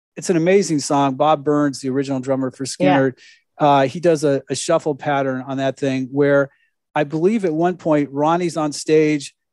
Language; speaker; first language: English; native; English